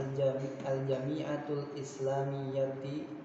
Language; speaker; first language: Arabic; non-native, learner; Indonesian